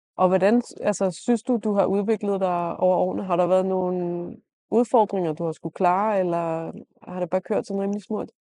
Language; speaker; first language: Danish; native; Danish